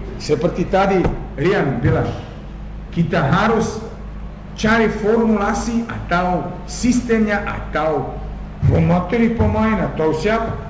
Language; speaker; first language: Indonesian; non-native, fluent; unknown